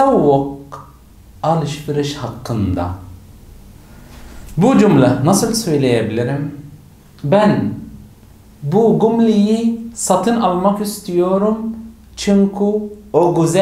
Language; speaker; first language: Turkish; non-native, learner; Arabic